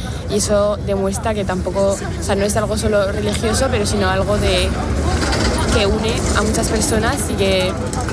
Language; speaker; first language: Spanish; non-native, fluent; French